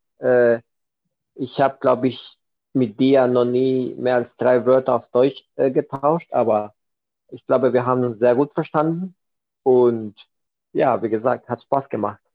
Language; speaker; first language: German; non-native, fluent; Spanish